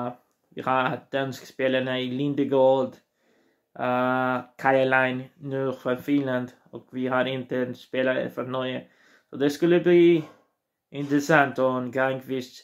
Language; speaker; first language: Swedish; non-native, learner; Portuguese